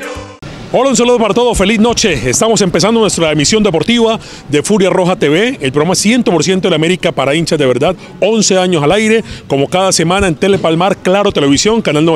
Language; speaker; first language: Spanish; native; Spanish